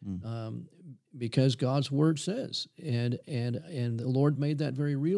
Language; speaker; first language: English; native; English